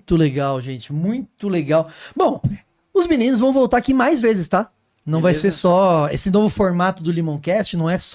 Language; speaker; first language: Portuguese; native; Portuguese